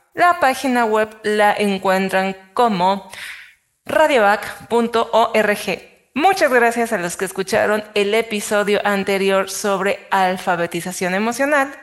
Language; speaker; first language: Spanish; native; Spanish